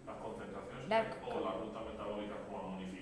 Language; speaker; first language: Spanish; native; Spanish